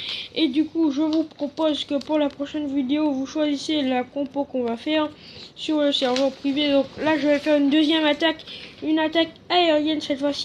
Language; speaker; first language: French; native; French